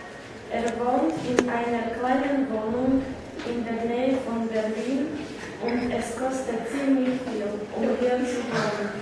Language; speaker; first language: German; non-native, learner; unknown